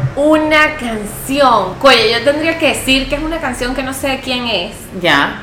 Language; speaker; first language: Spanish; native; Spanish